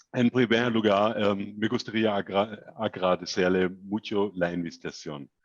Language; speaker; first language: Spanish; non-native, learner; German